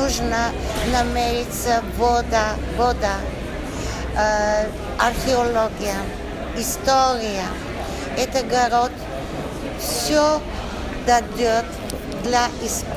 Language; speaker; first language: Russian; non-native, learner; Turkish